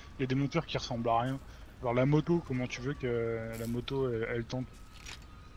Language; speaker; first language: French; native; French